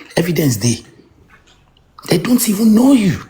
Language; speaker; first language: English; non-native, local second language; Yoruba